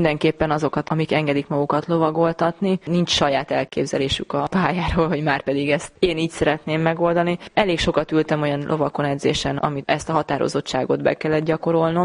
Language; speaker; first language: Hungarian; native; Hungarian